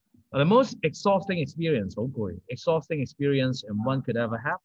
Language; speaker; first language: English; non-native, local second language; Cantonese